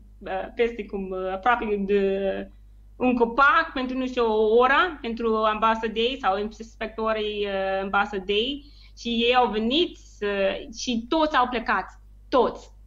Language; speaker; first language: Romanian; non-native, learner; English